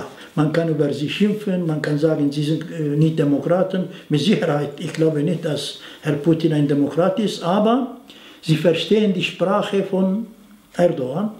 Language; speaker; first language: German; non-native, fluent; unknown